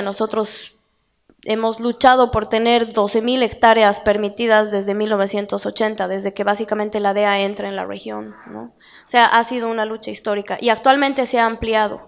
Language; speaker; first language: Spanish; native; Spanish